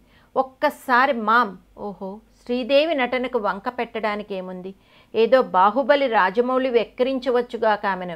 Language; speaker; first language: Telugu; native; Telugu